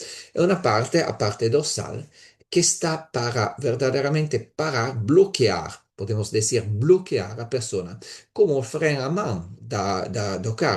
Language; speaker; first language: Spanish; non-native, learner; Italian